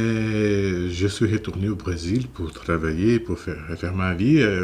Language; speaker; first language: French; non-native, fluent; Portuguese